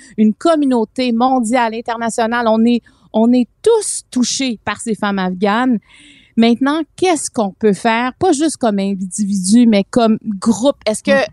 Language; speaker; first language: French; native; French